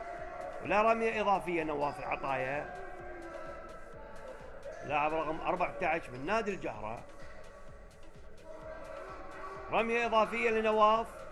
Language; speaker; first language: Arabic; native; Arabic